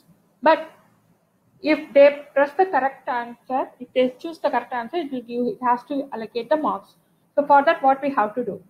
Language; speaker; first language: English; non-native, local second language; Tamil